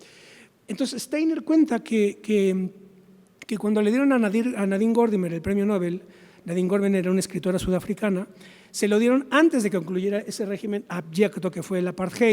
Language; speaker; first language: Spanish; native; Spanish